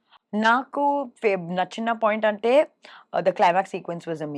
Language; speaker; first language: Telugu; non-native, learner; Hindi